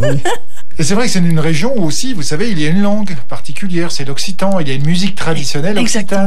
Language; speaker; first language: French; native; French